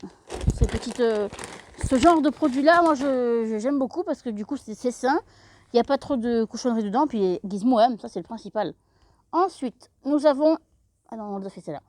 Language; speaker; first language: French; native; French